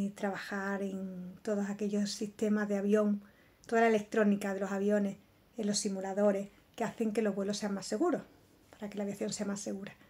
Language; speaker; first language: Spanish; native; Spanish